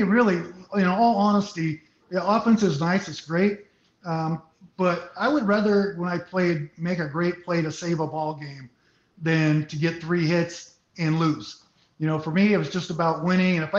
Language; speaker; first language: English; native; English